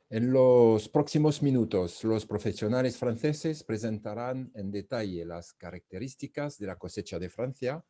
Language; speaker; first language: Spanish; non-native, fluent; French